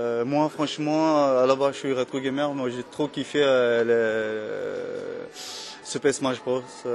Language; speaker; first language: French; non-native, fluent; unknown